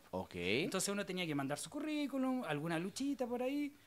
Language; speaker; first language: Spanish; native; Spanish